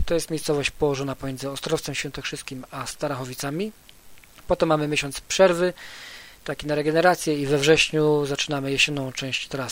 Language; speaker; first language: Polish; native; Polish